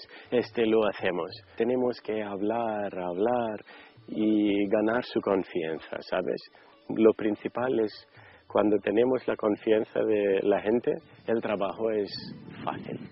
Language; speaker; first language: Spanish; non-native, fluent; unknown